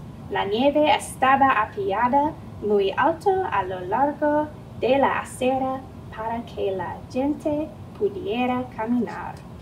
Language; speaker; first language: Spanish; non-native, fluent; English